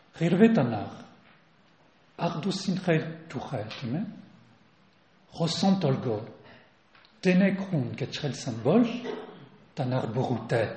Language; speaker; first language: Mongolian; non-native, learner; French